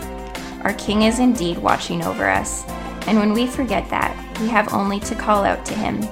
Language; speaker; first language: English; native; English